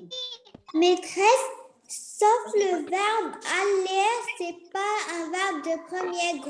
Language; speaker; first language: French; non-native, learner; Arabic